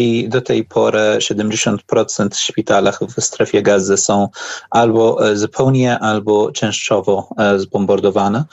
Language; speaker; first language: Polish; non-native, learner; Arabic